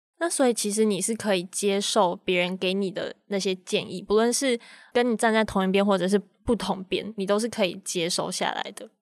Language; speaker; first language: Chinese; native; Chinese